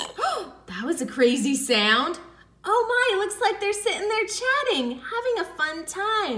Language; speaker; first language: English; native; English